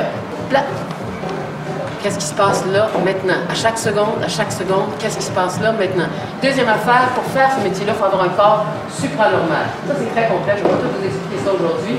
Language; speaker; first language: French; native; French